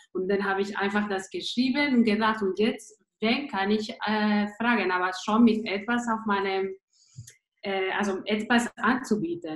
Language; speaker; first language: German; non-native, fluent; Spanish